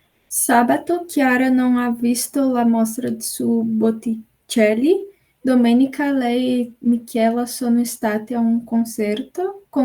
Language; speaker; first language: Italian; non-native, learner; Portuguese